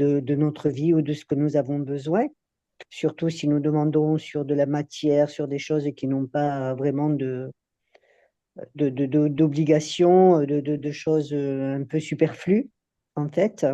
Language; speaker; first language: French; native; French